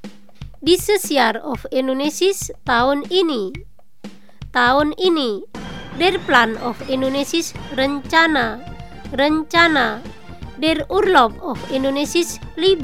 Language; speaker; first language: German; non-native, fluent; Indonesian